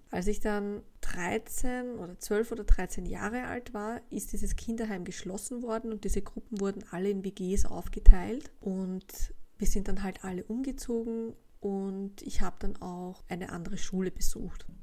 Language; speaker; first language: German; native; German